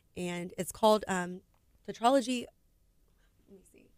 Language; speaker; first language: English; native; English